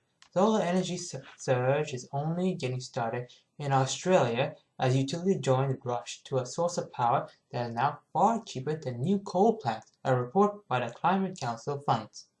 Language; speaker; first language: English; native; English